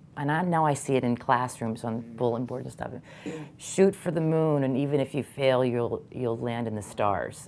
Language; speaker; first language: English; native; English